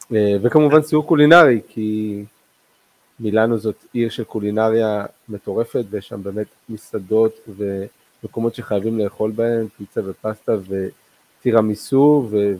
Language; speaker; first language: Hebrew; non-native, local second language; Arabic